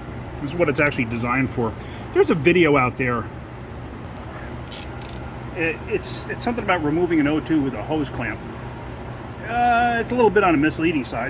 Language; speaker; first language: English; native; English